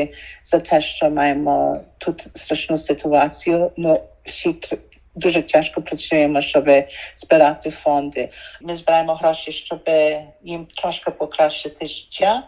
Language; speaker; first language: Ukrainian; early bilingual, heritage; Ukrainian